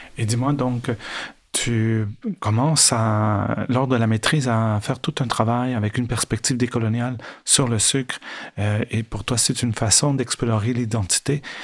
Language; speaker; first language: French; non-native, fluent; Spanish